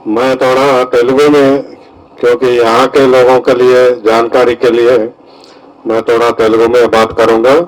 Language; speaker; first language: Hindi; non-native, local second language; Telugu